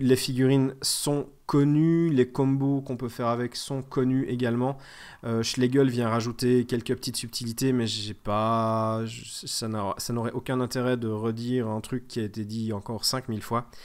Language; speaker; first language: French; native; French